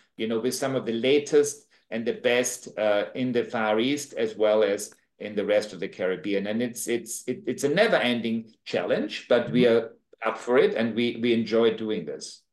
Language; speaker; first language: English; non-native, fluent; German